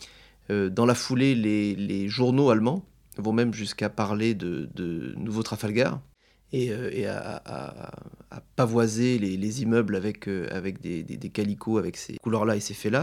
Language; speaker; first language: French; native; French